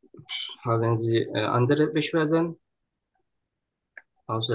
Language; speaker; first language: German; non-native, learner; Turkish